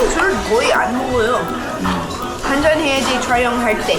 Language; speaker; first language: Korean; non-native, learner; English